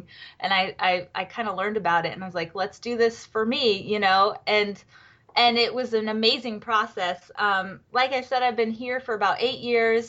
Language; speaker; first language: English; native; English